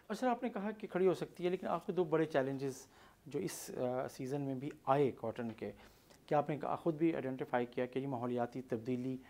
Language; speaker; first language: Urdu; non-native, local second language; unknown